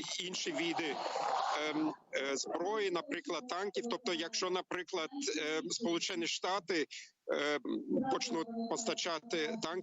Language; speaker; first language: Ukrainian; non-native, learner; German